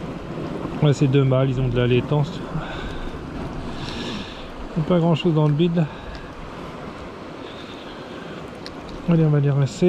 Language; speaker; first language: French; native; French